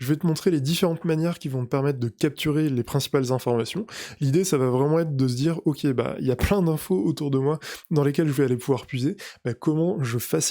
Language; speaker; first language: French; native; French